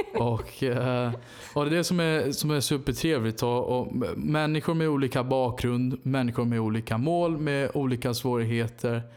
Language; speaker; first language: Swedish; non-native, fluent; Portuguese